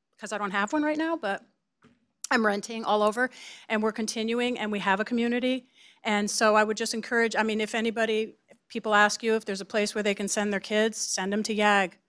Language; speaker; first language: English; native; English